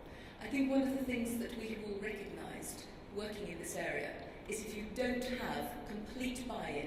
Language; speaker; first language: English; native; English